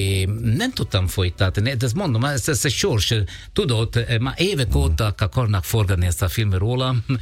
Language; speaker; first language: Hungarian; non-native, learner; Italian